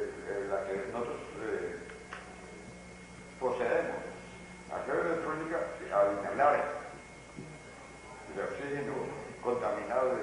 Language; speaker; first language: Spanish; native; Spanish